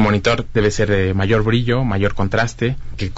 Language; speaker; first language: Spanish; native; Spanish